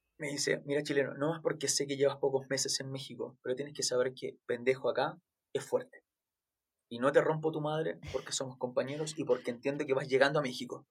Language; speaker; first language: Spanish; native; Spanish